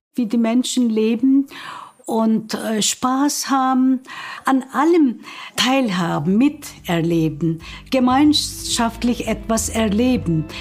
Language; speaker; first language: German; non-native, fluent; Turkish